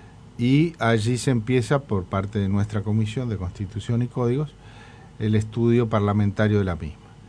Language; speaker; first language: Spanish; native; Spanish